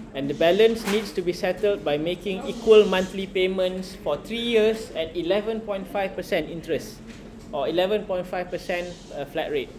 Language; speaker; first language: English; non-native, local second language; Malay